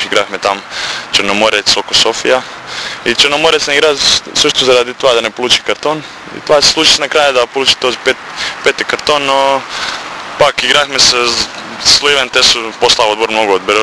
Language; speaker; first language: Bulgarian; non-native, learner; Croatian